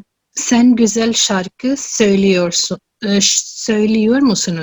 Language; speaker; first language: Turkish; non-native, learner; Urdu